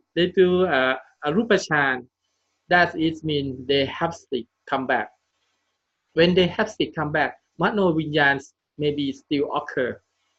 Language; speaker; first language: English; non-native, learner; Thai